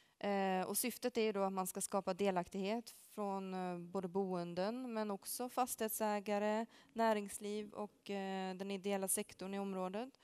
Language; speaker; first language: Swedish; native; Swedish